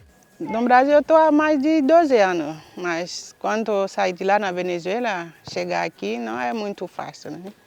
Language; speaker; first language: Portuguese; non-native, learner; Haitian Creole